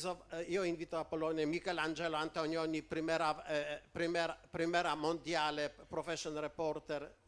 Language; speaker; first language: Italian; non-native, learner; Polish